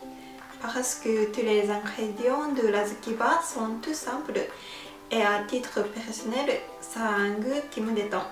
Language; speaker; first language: French; non-native, fluent; Japanese